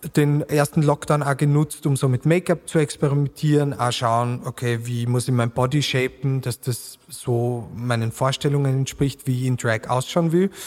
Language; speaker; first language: German; native; German